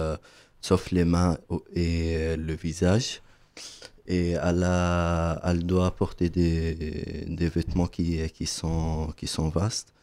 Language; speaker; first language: French; non-native, learner; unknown